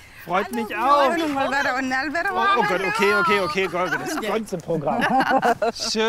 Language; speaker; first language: German; native; German